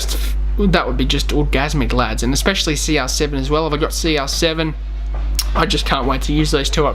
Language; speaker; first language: English; native; English